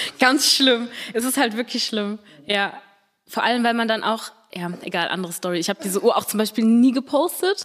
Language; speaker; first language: German; early bilingual, other home language; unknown